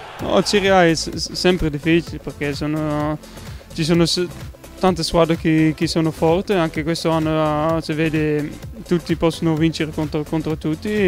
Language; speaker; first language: Italian; non-native, fluent; Dutch